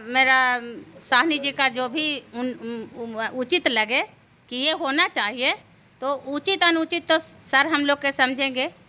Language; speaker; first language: Hindi; native; Hindi